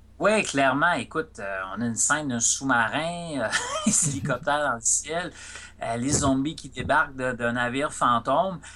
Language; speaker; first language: French; native; French